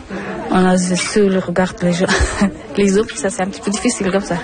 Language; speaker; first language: French; non-native, learner; Persian